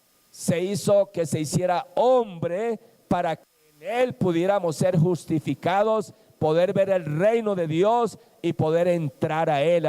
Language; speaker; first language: Spanish; native; Spanish